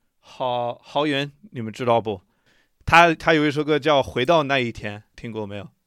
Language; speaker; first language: Chinese; non-native, fluent; English